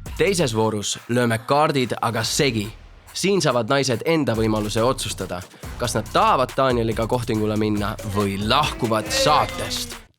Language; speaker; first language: Estonian; native; Estonian